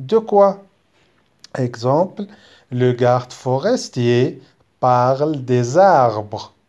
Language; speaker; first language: French; non-native, local second language; Arabic